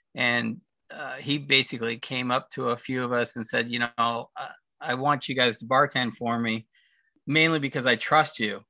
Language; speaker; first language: English; native; English